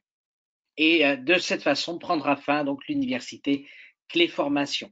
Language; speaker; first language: French; native; French